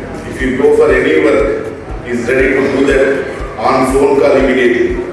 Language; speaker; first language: English; non-native, local second language; Telugu